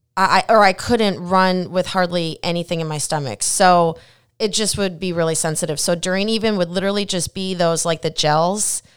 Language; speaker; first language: English; native; English